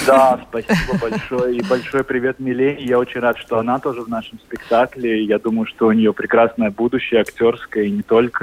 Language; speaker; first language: Russian; native; Russian